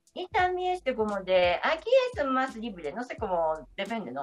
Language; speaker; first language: Spanish; non-native, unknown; Japanese